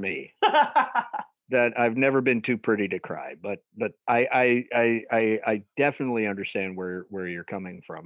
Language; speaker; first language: English; native; English